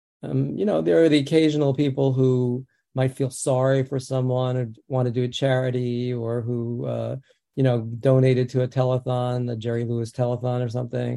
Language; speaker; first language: English; early bilingual, other home language; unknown